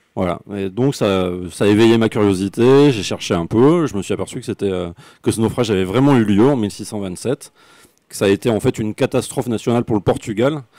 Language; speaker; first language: French; native; French